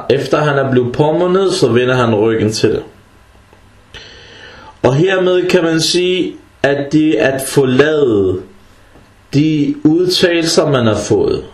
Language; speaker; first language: Danish; early bilingual, other home language; Arabic